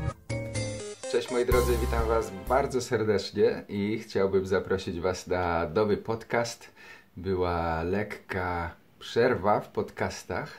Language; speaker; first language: Polish; native; Polish